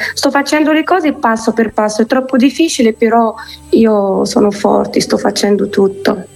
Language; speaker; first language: Italian; non-native, learner; Arabic